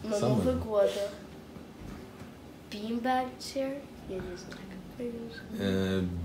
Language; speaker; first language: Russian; early bilingual, heritage; Russian